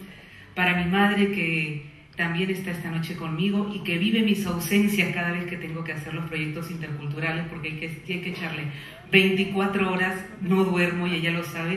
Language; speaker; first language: Spanish; native; Spanish